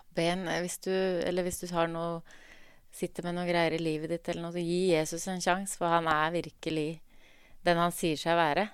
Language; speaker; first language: Norwegian; native; Norwegian